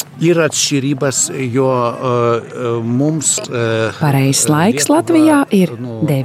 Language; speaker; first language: Latvian; non-native, learner; Lithuanian